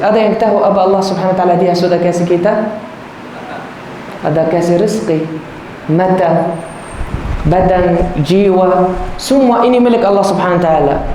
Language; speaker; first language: Indonesian; non-native, learner; Arabic